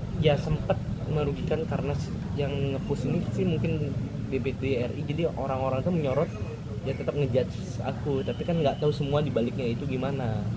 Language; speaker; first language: Indonesian; native; Indonesian